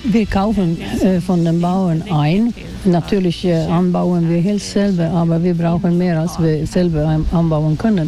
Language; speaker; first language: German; non-native, fluent; Swedish